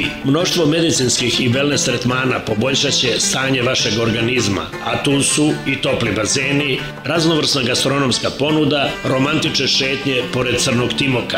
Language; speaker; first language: Serbian; native; Serbian